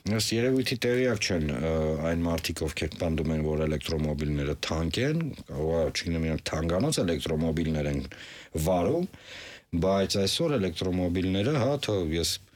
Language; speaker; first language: Armenian; native; Armenian